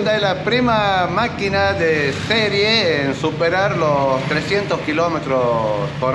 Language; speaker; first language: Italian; non-native, learner; Spanish